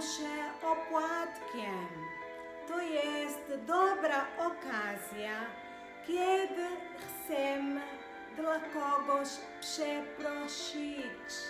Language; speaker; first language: Polish; non-native, learner; Portuguese